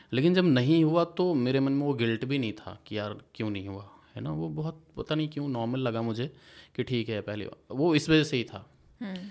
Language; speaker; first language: Hindi; native; Hindi